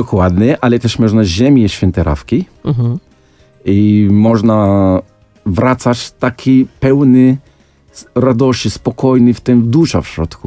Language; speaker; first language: Polish; non-native, fluent; Arabic